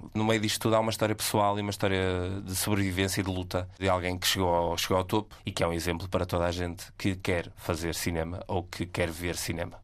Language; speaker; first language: Portuguese; native; Portuguese